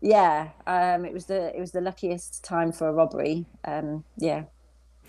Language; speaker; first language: English; native; English